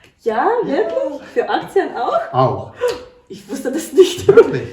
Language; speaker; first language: German; non-native, learner; Ukrainian